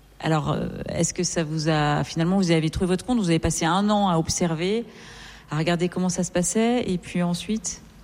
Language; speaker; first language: French; native; French